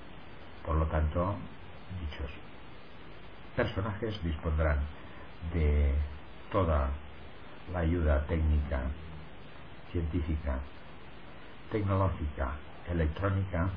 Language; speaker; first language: Spanish; native; Spanish